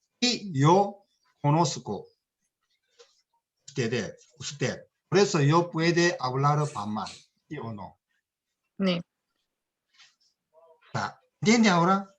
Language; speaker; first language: Spanish; non-native, learner; Korean